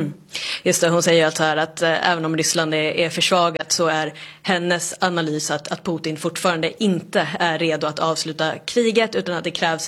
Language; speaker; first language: Swedish; native; Swedish